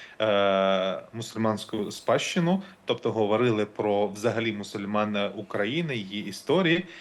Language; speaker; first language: Ukrainian; non-native, local second language; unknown